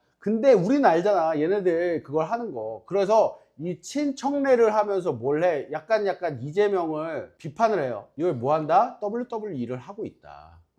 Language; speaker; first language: Korean; native; Korean